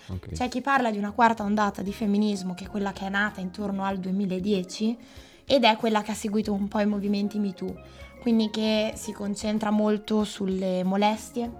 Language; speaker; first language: Italian; native; Italian